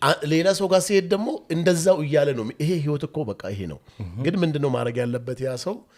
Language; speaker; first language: Amharic; non-native, local second language; Oromo